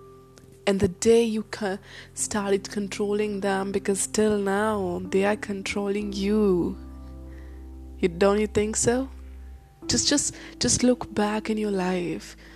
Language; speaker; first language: English; non-native, local second language; Hindi